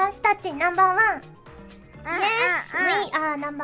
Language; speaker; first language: Japanese; native; Japanese